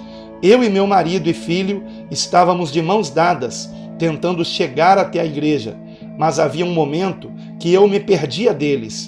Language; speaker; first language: Portuguese; native; Portuguese